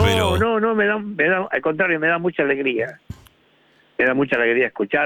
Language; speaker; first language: Spanish; native; Spanish